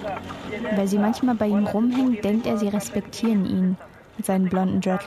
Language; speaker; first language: German; native; German